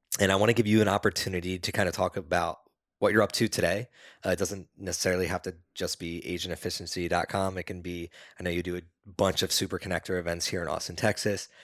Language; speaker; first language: English; native; English